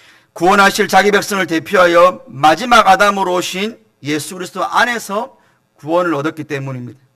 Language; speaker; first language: Korean; native; Korean